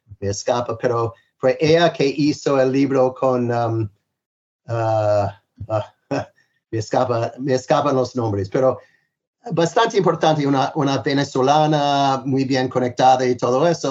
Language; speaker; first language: Spanish; non-native, fluent; English